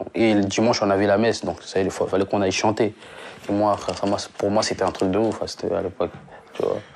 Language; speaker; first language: French; non-native, local second language; Lingala